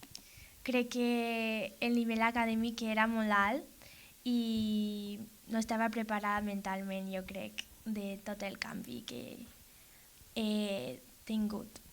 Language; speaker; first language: Catalan; non-native, learner; English